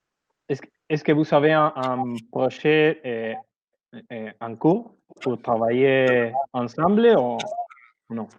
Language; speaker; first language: French; non-native, learner; Spanish